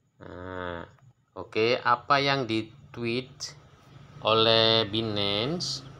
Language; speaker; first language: Indonesian; native; Indonesian